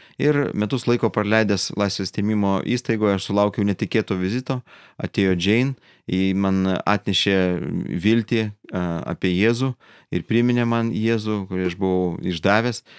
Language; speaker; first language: Lithuanian; native; Lithuanian